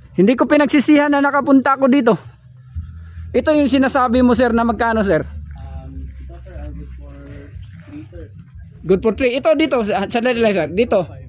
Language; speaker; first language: Filipino; native; Filipino